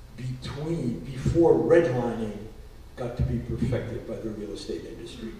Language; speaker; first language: English; native; English